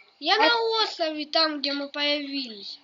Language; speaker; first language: Russian; native; Russian